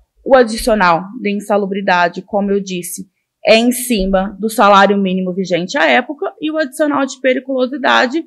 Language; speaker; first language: Portuguese; native; Portuguese